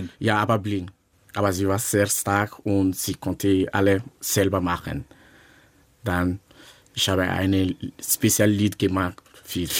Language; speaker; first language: German; non-native, learner; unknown